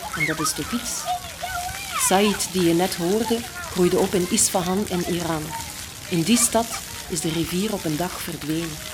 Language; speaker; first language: Dutch; native; Dutch